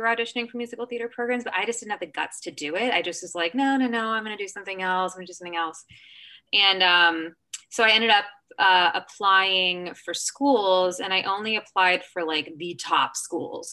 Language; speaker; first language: English; native; English